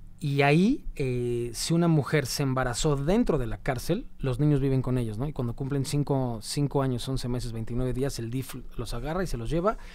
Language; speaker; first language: Spanish; native; Spanish